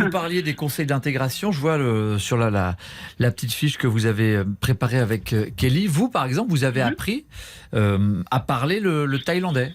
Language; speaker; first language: French; native; French